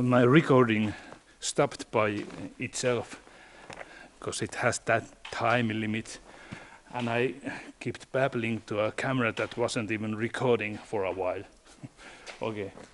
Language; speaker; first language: English; non-native, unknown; Finnish